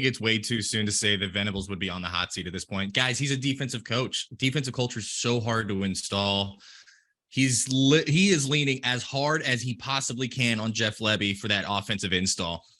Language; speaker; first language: English; native; English